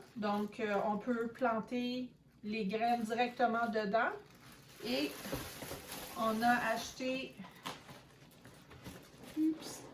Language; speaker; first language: French; native; French